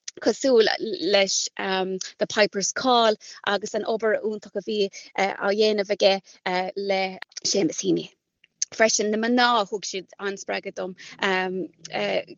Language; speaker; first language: Irish; non-native, local second language; English